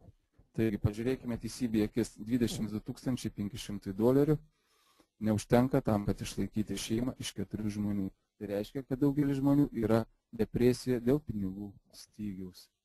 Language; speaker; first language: Lithuanian; native; Lithuanian